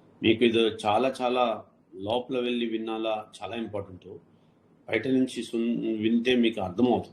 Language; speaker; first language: Telugu; non-native, learner; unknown